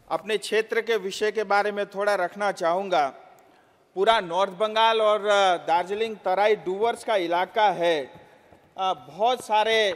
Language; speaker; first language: Hindi; non-native, local second language; Nepali